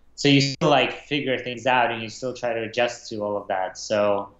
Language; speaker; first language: English; non-native, fluent; Russian